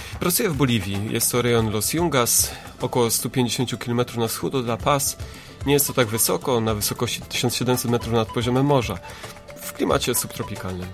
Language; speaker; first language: Polish; native; Polish